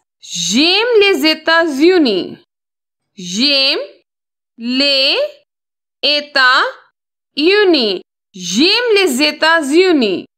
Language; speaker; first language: French; non-native, fluent; Hindi